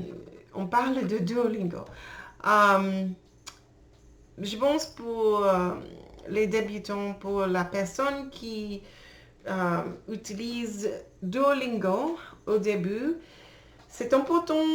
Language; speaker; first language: French; non-native, learner; English